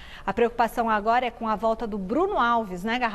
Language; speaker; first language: Portuguese; native; Portuguese